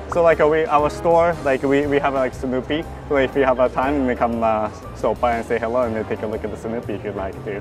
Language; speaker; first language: English; non-native, fluent; Japanese